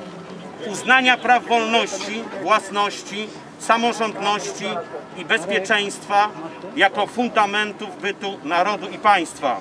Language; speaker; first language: Polish; native; Polish